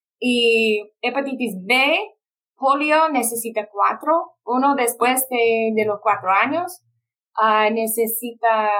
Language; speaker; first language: Spanish; non-native, fluent; English